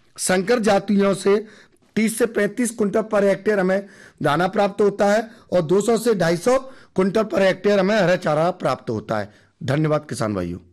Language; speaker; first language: Hindi; native; Hindi